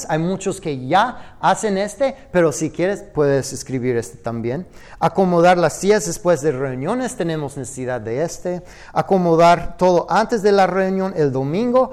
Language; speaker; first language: Spanish; non-native, fluent; English